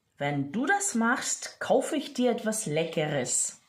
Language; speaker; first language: German; non-native, fluent; Ukrainian